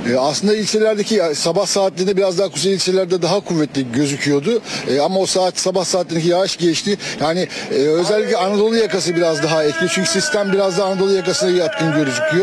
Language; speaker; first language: Turkish; native; Turkish